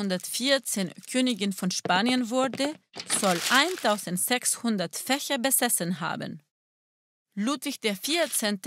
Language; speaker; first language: German; non-native, fluent; Spanish